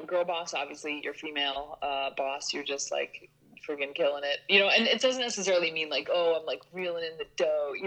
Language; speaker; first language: English; native; English